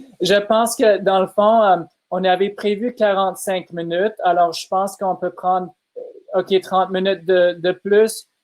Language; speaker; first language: French; non-native, fluent; English